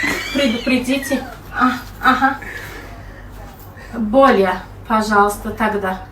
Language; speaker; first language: Russian; non-native, fluent; Turkmen